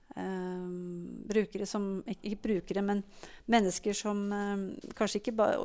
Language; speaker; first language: Norwegian; native; Norwegian